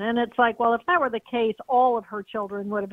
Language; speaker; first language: English; native; English